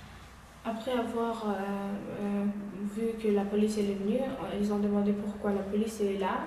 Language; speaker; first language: French; non-native, learner; Uyghur